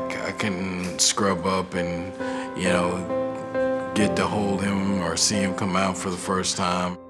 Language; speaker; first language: English; native; English